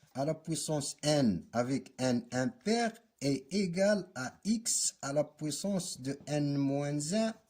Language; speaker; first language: French; non-native, local second language; Arabic